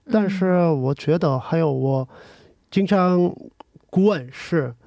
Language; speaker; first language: Chinese; non-native, learner; Korean